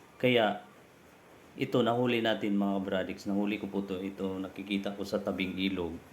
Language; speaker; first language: Filipino; native; Filipino